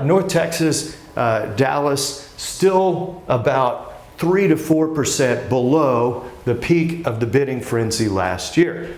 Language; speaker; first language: English; native; English